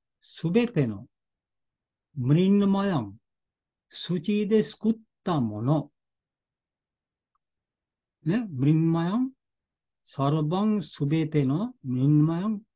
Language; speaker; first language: Japanese; non-native, fluent; Bangla